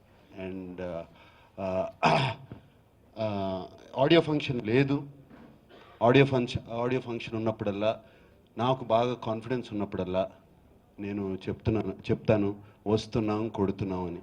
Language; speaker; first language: Telugu; native; Telugu